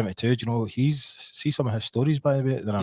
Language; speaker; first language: English; native; English